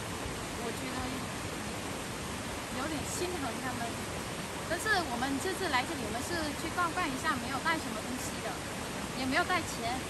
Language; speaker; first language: Chinese; non-native, fluent; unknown